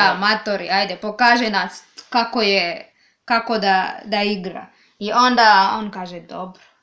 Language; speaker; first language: Serbian; non-native, learner; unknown